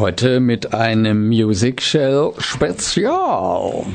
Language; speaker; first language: German; native; German